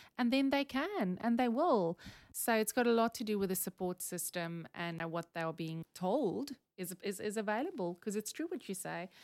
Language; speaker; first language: English; non-native, local second language; Afrikaans